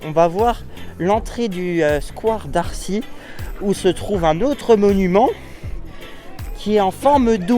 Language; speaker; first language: French; native; French